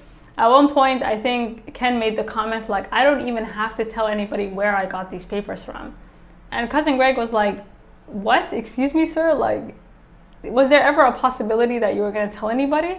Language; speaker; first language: English; native; English